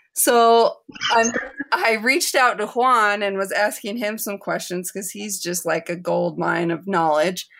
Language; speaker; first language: English; native; English